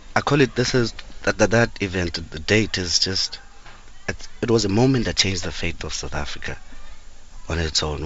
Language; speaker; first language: English; non-native, local second language; Xhosa